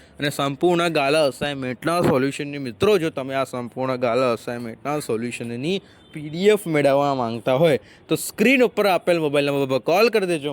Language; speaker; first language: Gujarati; non-native, local second language; Marathi